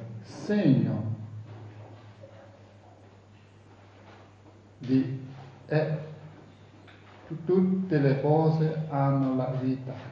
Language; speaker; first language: Italian; non-native, fluent; Tibetan